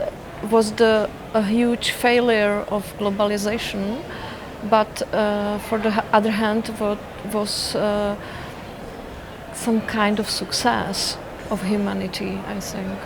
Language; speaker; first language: English; non-native, fluent; Czech